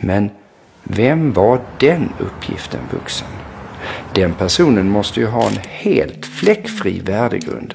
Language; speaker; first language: Swedish; native; Swedish